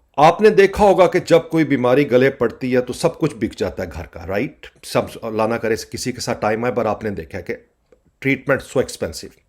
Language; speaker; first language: Urdu; native; Urdu